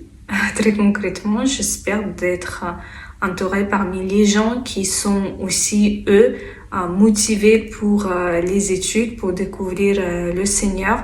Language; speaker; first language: French; non-native, fluent; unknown